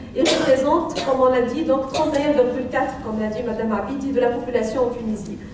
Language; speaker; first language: French; non-native, local second language; Arabic